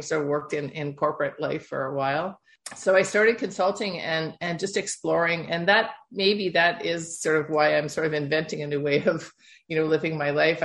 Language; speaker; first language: English; native; English